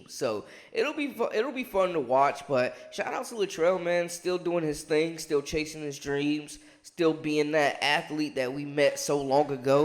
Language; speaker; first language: English; native; English